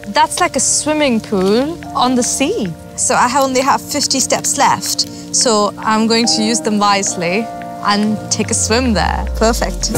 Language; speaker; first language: English; native; English